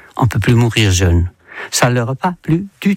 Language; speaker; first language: French; non-native, fluent; Dutch